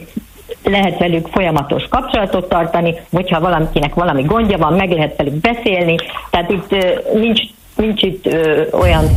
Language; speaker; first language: Hungarian; native; Hungarian